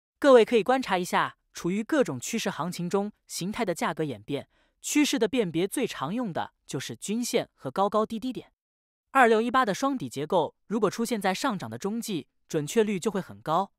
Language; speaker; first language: Chinese; native; Chinese